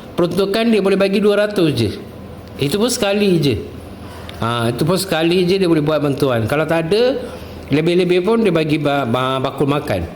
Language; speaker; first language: Malay; non-native, local second language; Tamil